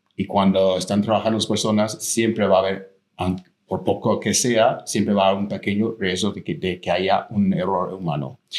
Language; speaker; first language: Spanish; non-native, fluent; English